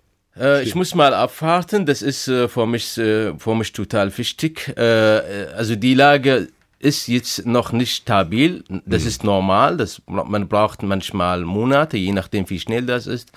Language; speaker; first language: German; non-native, fluent; Arabic